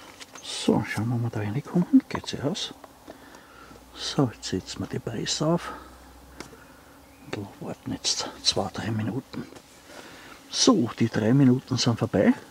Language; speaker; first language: German; native; German